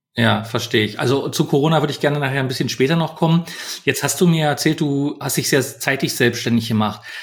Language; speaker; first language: German; native; German